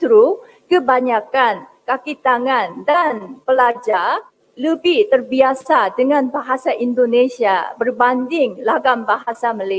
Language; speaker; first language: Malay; non-native, fluent; Korean